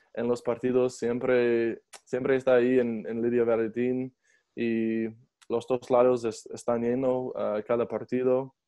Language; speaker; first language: Spanish; non-native, learner; English